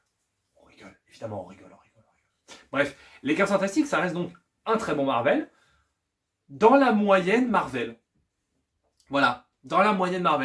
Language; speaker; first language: French; native; French